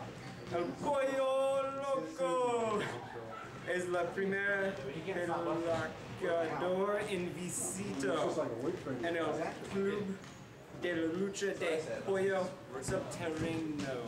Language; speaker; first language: Spanish; non-native, learner; English